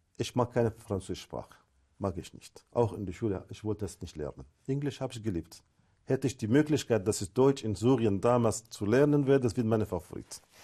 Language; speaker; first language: German; non-native, learner; Arabic